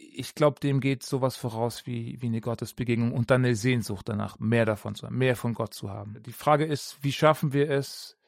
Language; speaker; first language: German; native; German